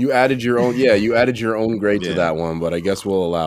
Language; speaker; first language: English; native; English